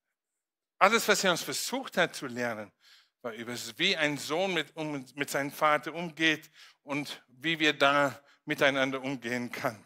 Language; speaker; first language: German; non-native, fluent; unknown